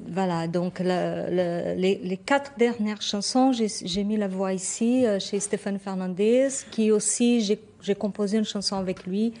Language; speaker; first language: French; non-native, fluent; Portuguese